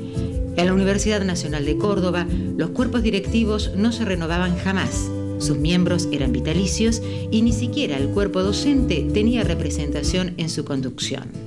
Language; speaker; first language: Spanish; native; Spanish